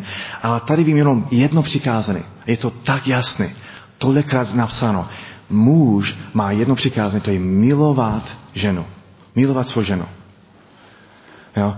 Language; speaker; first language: Czech; non-native, learner; English